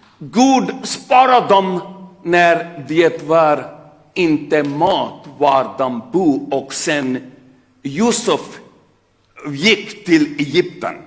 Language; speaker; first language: Swedish; non-native, fluent; Urdu